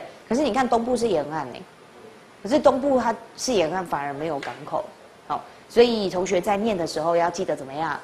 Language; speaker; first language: Chinese; native; Chinese